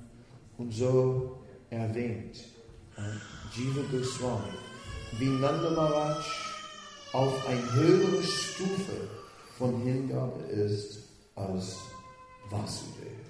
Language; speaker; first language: German; non-native, fluent; Dutch